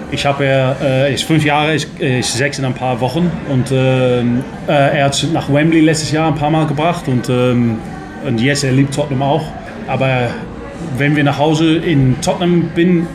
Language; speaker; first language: German; non-native, fluent; English